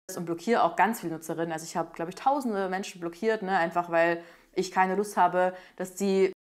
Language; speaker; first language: German; native; German